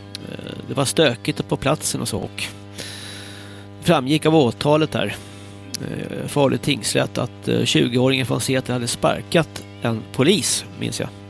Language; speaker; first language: Swedish; native; Swedish